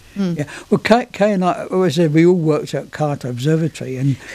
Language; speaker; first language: English; native; English